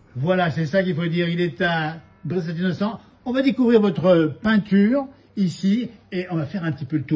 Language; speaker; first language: French; native; French